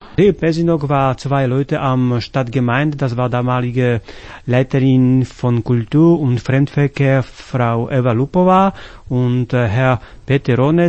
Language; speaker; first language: German; non-native, fluent; Slovak